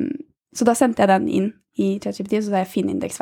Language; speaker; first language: Norwegian; native; Norwegian